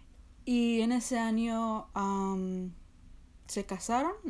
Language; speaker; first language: Spanish; early bilingual, heritage; Spanish